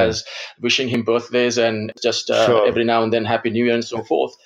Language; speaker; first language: English; non-native, local second language; Gujarati